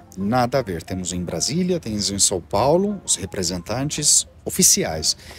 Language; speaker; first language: Portuguese; non-native, learner; Armenian